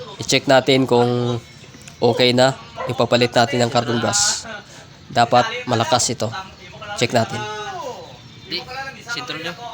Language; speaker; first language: Filipino; non-native, local second language; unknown